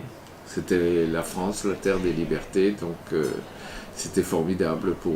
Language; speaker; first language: French; native; French